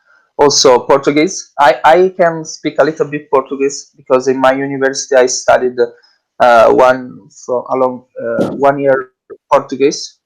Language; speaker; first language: English; non-native, learner; Italian